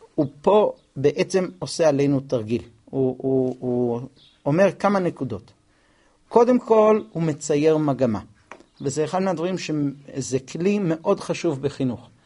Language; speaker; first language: Hebrew; non-native, fluent; English